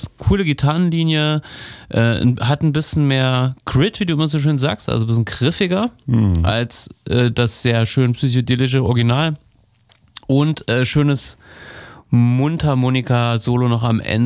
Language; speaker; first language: German; native; German